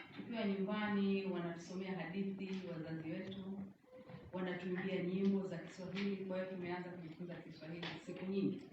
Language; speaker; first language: Swahili; native; Swahili